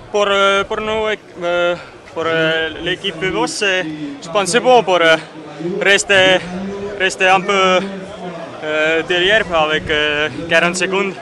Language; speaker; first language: French; non-native, learner; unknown